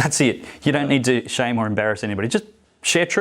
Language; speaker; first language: English; native; English